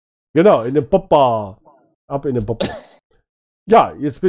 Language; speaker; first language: German; native; German